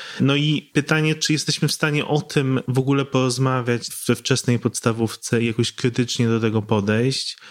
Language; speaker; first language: Polish; native; Polish